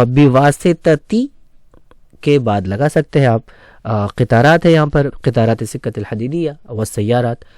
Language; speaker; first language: Urdu; native; Urdu